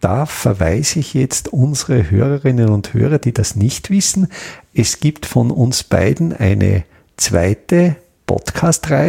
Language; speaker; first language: German; native; German